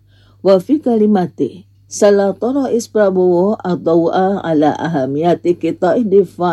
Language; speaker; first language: Arabic; non-native, fluent; Indonesian